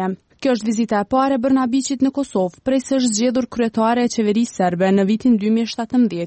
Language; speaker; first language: Albanian; native; Albanian